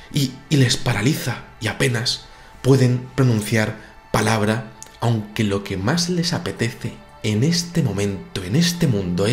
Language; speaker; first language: Spanish; native; Spanish